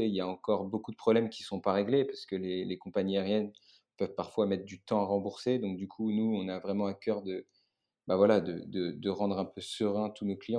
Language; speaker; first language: French; native; French